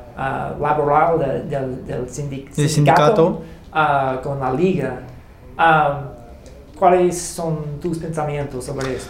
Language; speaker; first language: Spanish; non-native, learner; English